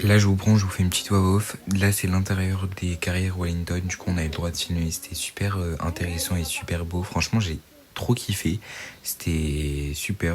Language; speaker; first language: French; native; French